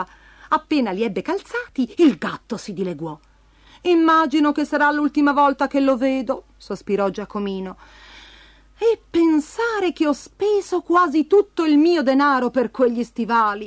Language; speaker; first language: Italian; native; Italian